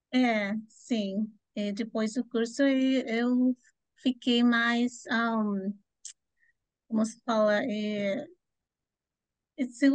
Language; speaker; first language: Portuguese; non-native, fluent; Spanish